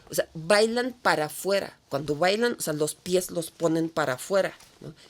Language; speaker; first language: Spanish; non-native, fluent; Russian